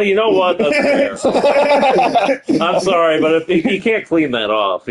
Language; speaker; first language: English; native; English